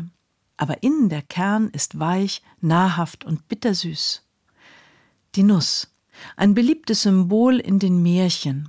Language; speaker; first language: German; native; German